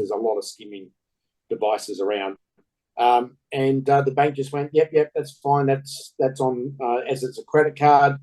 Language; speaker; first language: English; native; English